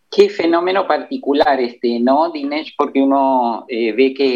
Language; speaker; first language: Spanish; native; Spanish